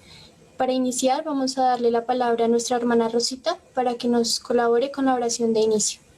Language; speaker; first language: Spanish; native; Spanish